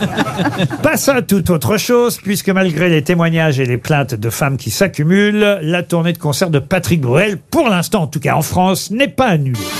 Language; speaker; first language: French; native; French